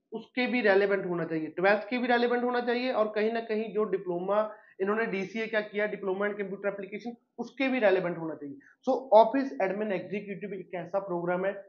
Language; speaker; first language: Hindi; non-native, local second language; Punjabi